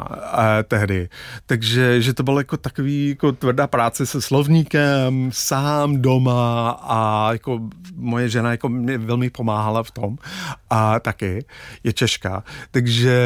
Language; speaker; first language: Czech; non-native, fluent; English